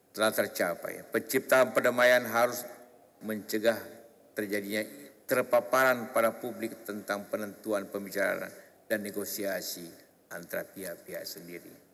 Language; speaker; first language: Indonesian; non-native, local second language; Buginese